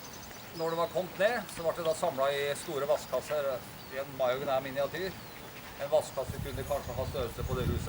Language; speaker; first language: Norwegian; native; Norwegian